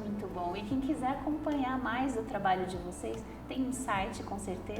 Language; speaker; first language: Portuguese; native; Portuguese